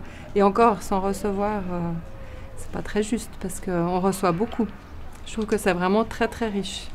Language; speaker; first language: French; native; French